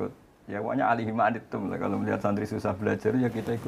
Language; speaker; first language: Indonesian; native; Indonesian